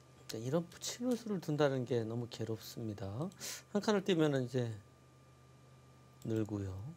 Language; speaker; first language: Korean; native; Korean